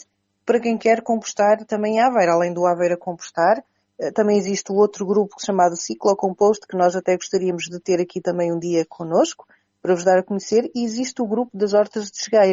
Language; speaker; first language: Portuguese; native; Portuguese